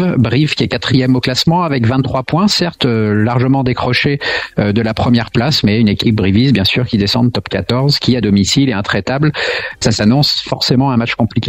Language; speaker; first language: French; native; French